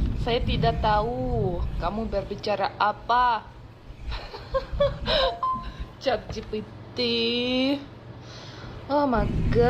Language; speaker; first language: Indonesian; non-native, learner; Russian